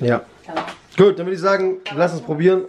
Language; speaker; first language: German; early bilingual, other home language; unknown